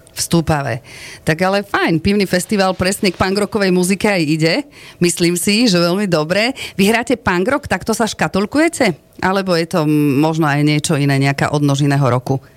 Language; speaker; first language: Slovak; native; Slovak